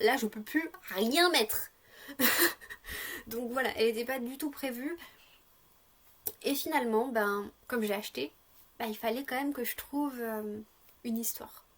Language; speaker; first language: French; native; French